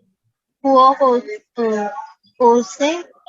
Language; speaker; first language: Korean; non-native, learner; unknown